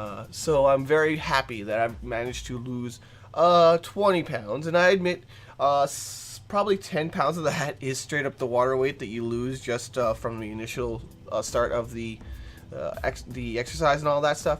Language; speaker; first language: English; native; English